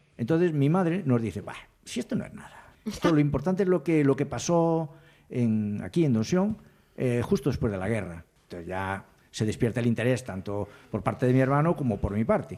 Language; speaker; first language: Spanish; native; Spanish